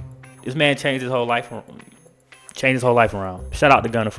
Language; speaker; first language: English; native; English